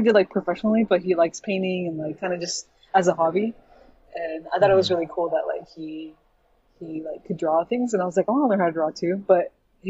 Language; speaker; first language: English; native; English